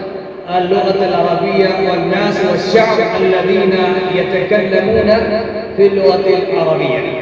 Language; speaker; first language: Arabic; non-native, fluent; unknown